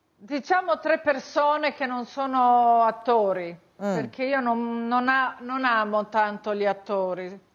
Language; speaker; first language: Italian; native; Italian